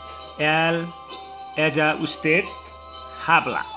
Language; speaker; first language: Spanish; non-native, learner; Nepali